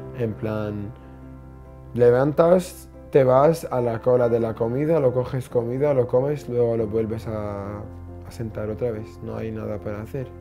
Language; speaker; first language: Spanish; non-native, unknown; Arabic